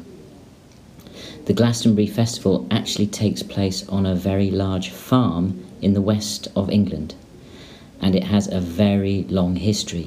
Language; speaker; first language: English; native; English